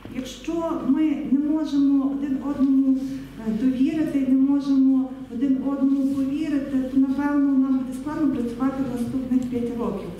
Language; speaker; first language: Ukrainian; native; Ukrainian